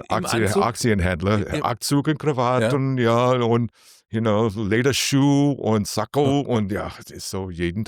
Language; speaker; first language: German; non-native, learner; English